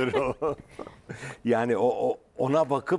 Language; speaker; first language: Turkish; native; Turkish